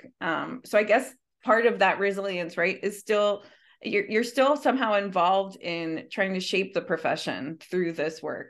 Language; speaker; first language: English; early bilingual, other home language; Spanish